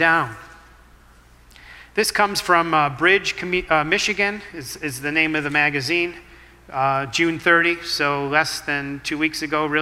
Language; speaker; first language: English; native; English